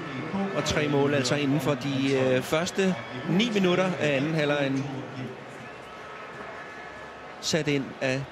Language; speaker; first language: Danish; native; Danish